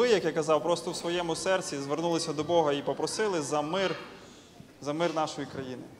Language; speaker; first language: Ukrainian; native; Ukrainian